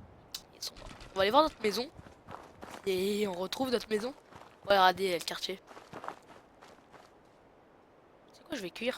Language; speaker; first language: French; native; French